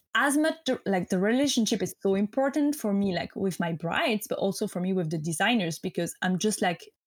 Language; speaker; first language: English; non-native, fluent; French